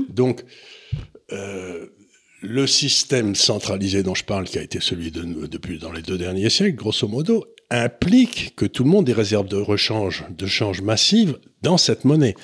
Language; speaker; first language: French; native; French